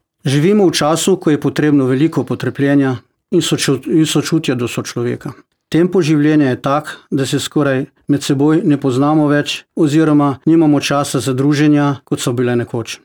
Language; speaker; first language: Slovenian; non-native, fluent; Croatian